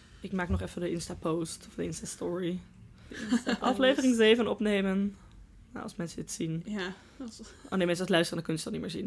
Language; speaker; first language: Dutch; native; Dutch